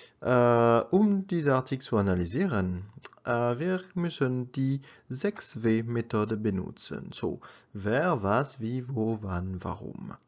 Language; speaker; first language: German; non-native, learner; French